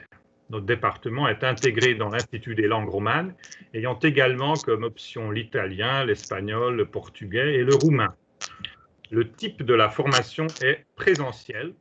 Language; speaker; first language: French; non-native, fluent; Hungarian